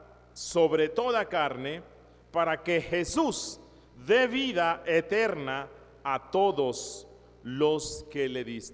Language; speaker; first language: Spanish; native; Spanish